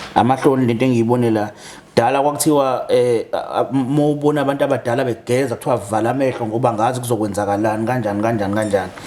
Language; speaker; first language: Zulu; native; Zulu